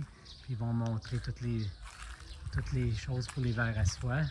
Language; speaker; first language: French; native; French